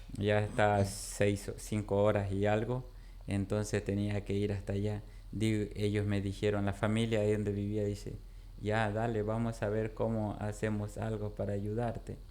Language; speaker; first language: Spanish; native; Spanish